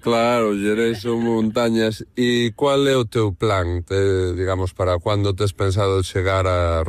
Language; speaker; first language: Portuguese; non-native, fluent; Spanish